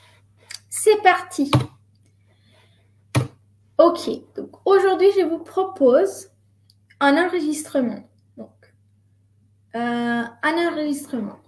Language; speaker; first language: French; non-native, fluent; Spanish